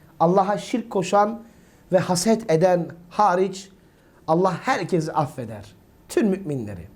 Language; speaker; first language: Turkish; native; Turkish